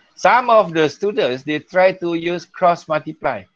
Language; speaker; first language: English; non-native, local second language; Malay